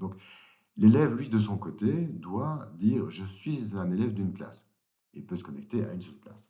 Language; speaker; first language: French; native; French